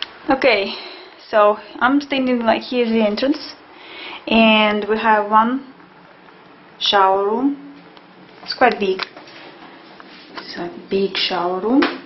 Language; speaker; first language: English; non-native, fluent; Russian